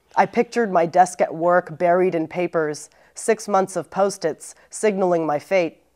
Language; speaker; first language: English; native; English